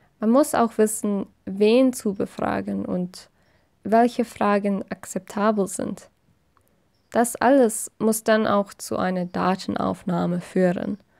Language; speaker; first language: German; non-native, fluent; English